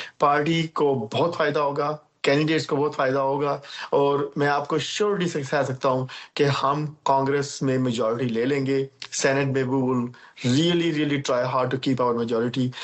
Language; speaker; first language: Urdu; native; Urdu